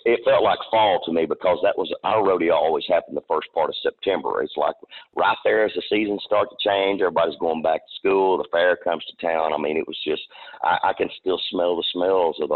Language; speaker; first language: English; native; English